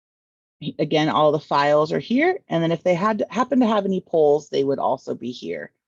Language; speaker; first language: English; native; English